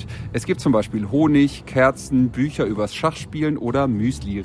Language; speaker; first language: German; native; German